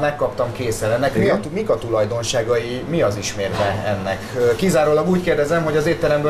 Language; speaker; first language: Hungarian; native; Hungarian